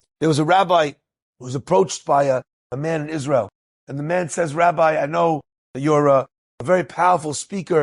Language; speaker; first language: English; native; English